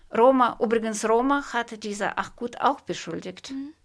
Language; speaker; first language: German; non-native, fluent; Russian